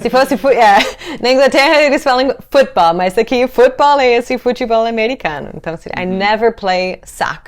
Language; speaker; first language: Portuguese; non-native, fluent; English